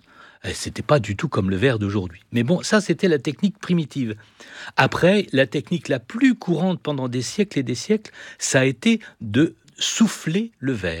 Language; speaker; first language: French; native; French